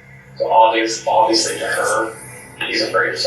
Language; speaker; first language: English; native; English